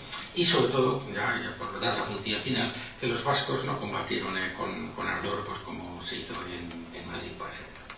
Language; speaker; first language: Spanish; native; Spanish